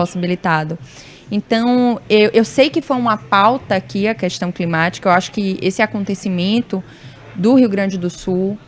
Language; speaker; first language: Portuguese; native; Portuguese